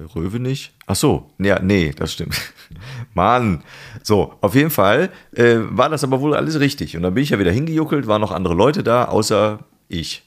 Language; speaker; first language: German; native; German